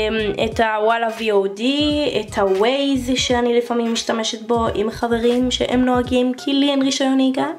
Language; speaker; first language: Hebrew; native; Hebrew